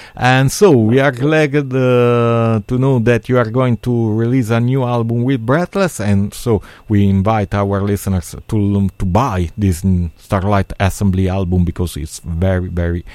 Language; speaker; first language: English; non-native, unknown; Italian